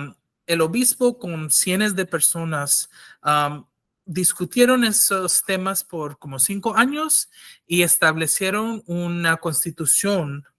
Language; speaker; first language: Spanish; non-native, fluent; English